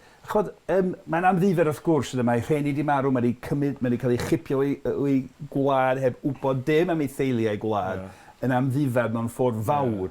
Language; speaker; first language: Welsh; non-native, fluent; English